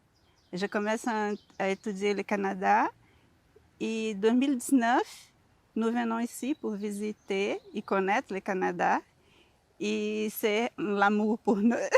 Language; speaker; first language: French; non-native, learner; Portuguese